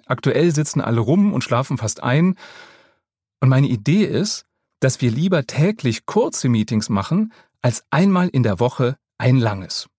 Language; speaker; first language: German; native; German